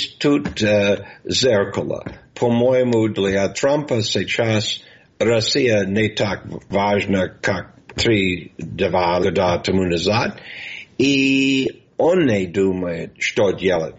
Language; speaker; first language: Russian; non-native, fluent; English